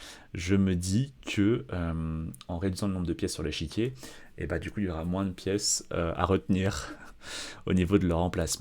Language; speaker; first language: French; native; French